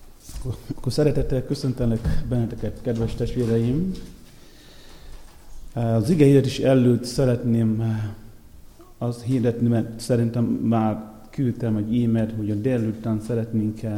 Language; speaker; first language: Hungarian; non-native, fluent; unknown